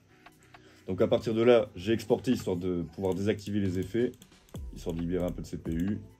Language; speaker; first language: French; native; French